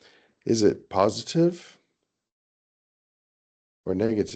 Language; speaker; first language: English; non-native, fluent; Thai